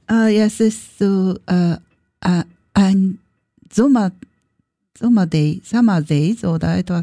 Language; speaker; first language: German; non-native, learner; Japanese